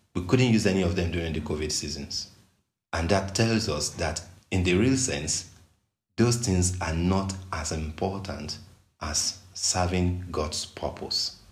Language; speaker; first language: English; non-native, local second language; Yoruba